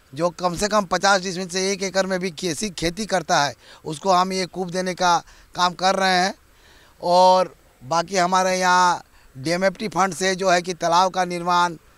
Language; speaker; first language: Hindi; native; Hindi